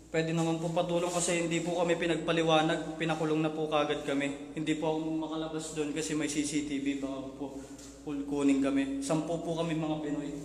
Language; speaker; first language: Filipino; non-native, local second language; Iloko